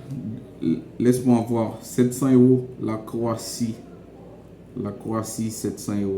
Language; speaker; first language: French; non-native, local second language; Haitian Creole